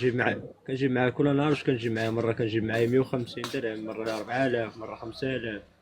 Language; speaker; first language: Arabic; native; Arabic